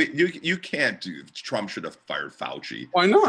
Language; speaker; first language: English; native; English